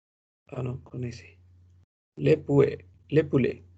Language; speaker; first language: French; non-native, fluent; Spanish